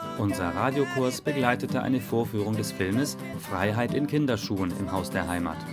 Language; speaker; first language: German; native; German